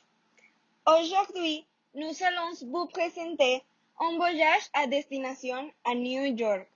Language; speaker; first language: French; non-native, learner; Spanish